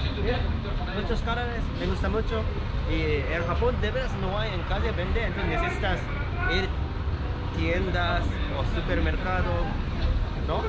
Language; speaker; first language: Spanish; non-native, learner; Japanese